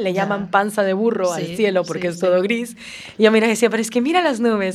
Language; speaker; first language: Spanish; native; Spanish